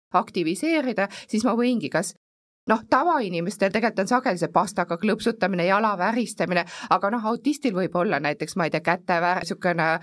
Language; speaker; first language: Estonian; native; Estonian